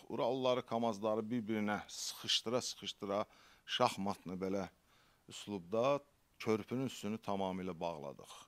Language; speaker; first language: Azerbaijani; native; Azerbaijani